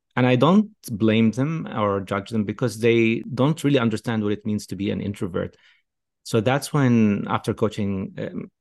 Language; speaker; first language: English; non-native, fluent; Arabic